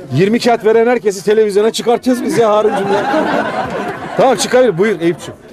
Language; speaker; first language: Turkish; native; Turkish